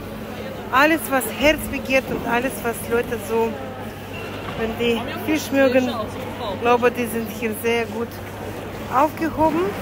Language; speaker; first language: German; non-native, fluent; Latvian